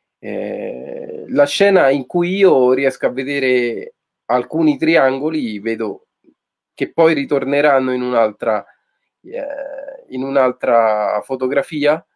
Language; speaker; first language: Italian; native; Italian